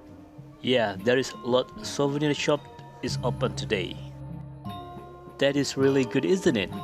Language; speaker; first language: English; non-native, local second language; Indonesian